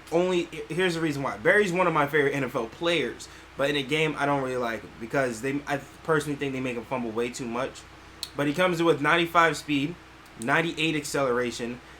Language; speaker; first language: English; native; English